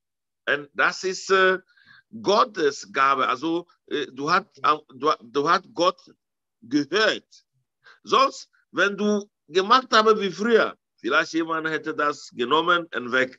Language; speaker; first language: German; non-native, learner; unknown